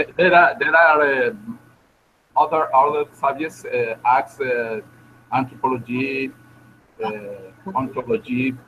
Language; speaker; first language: English; non-native, learner; Spanish